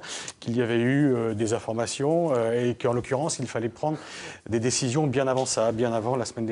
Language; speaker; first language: French; native; French